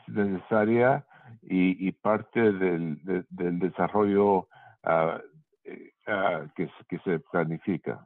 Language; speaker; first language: Spanish; early bilingual, heritage; Spanish